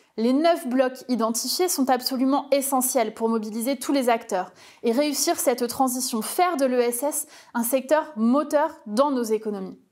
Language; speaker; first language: French; native; French